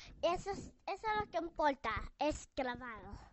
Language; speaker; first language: Spanish; early bilingual, heritage; Spanish